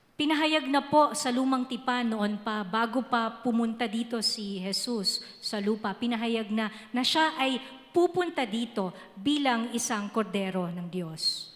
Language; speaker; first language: Filipino; native; Filipino